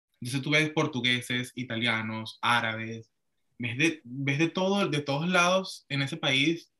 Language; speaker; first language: Spanish; native; Spanish